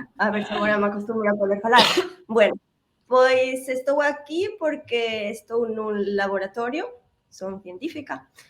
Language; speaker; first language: Galician; native; Galician